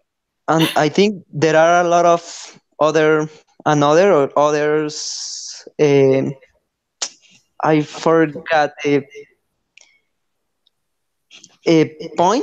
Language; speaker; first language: English; non-native, learner; Spanish